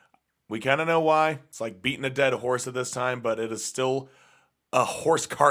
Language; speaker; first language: English; native; English